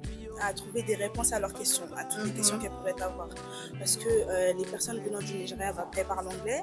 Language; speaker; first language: French; early bilingual, other home language; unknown